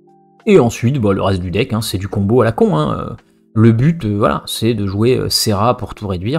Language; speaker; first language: French; native; French